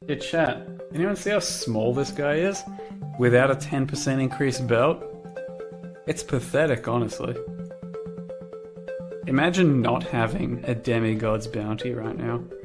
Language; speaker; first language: English; early bilingual, other home language; Russian